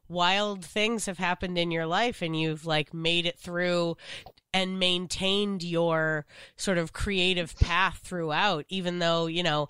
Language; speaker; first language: English; native; English